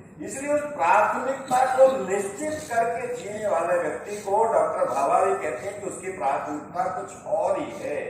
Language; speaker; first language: Hindi; native; Hindi